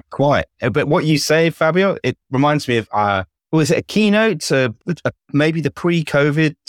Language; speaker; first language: English; native; English